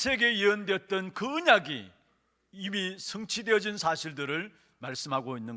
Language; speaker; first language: Korean; native; Korean